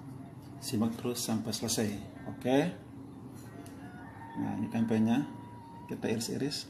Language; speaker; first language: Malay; non-native, local second language; Sundanese